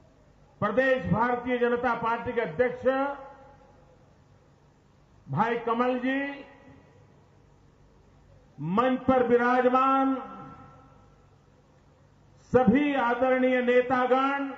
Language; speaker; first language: Hindi; non-native, local second language; Gujarati